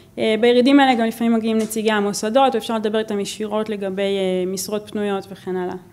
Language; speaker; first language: Hebrew; native; Hebrew